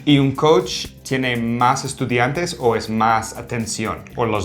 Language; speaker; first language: Spanish; non-native, fluent; English